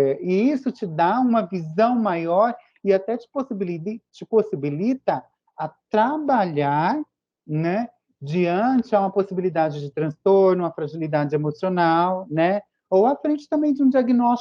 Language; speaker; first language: Portuguese; native; Portuguese